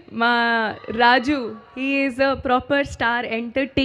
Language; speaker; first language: Telugu; non-native, learner; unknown